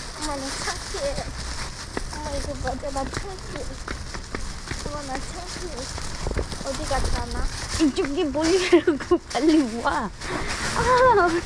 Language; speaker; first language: Korean; early bilingual, other home language; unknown